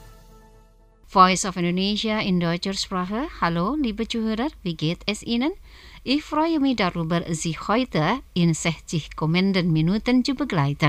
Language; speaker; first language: German; non-native, fluent; Indonesian